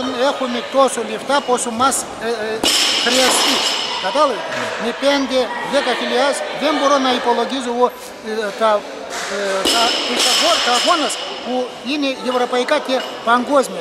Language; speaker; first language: Greek; non-native, learner; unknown